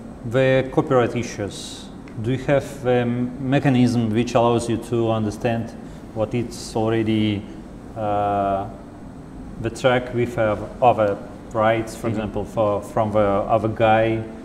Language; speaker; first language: English; non-native, fluent; Russian